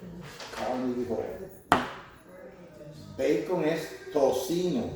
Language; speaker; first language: Spanish; non-native, learner; English